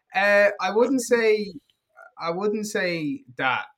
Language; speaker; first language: English; native; English